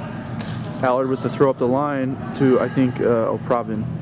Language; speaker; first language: English; native; English